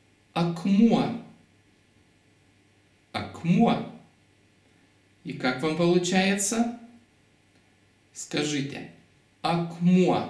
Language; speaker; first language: Russian; non-native, fluent; Lithuanian